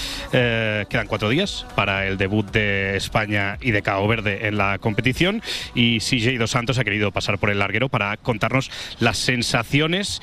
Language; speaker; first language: Spanish; native; Spanish